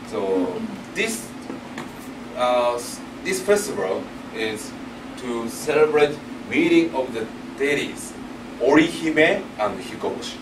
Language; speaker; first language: English; non-native, learner; Japanese